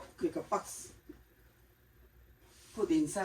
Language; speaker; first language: Korean; native; Korean